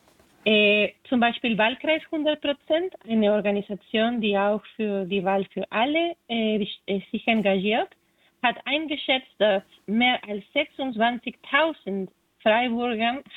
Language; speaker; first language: German; non-native, fluent; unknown